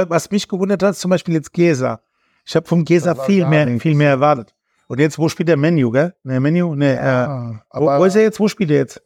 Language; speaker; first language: German; native; German